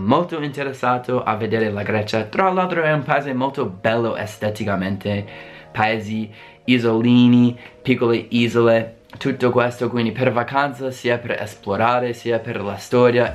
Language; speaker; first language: Italian; non-native, fluent; English